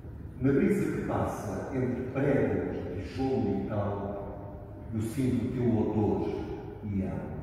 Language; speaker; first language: Portuguese; native; Portuguese